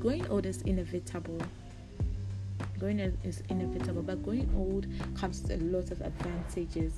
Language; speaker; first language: English; non-native, local second language; Akan